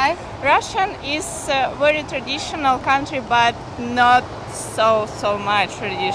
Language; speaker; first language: English; non-native, learner; Russian